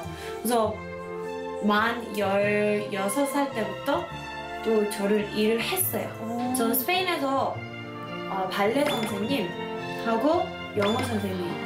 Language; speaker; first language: Korean; non-native, learner; Spanish